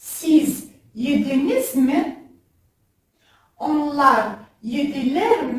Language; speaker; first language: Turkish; non-native, fluent; French